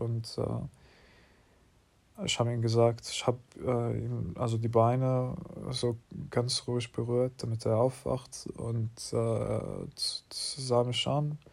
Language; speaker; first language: German; non-native, learner; English